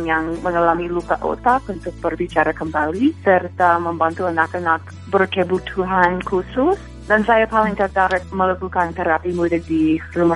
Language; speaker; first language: Indonesian; non-native, fluent; English